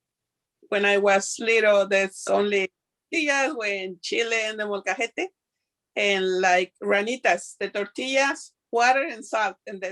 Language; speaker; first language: English; non-native, learner; Spanish